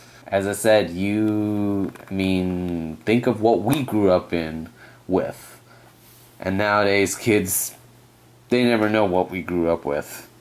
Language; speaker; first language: English; native; English